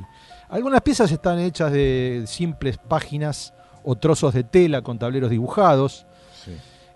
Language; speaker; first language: Spanish; native; Spanish